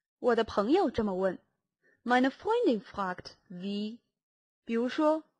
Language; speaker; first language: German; non-native, fluent; Chinese